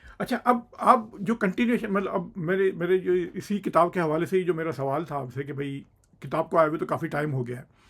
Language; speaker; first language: Urdu; native; Urdu